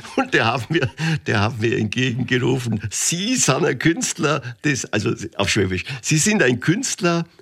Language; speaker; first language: German; native; German